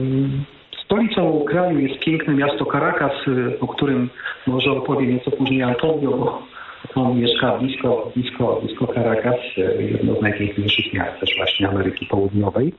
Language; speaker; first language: Polish; native; Polish